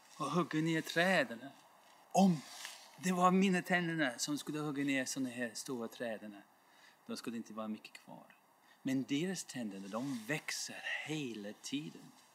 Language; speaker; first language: Swedish; non-native, learner; English